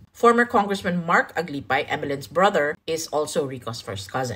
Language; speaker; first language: English; non-native, local second language; Filipino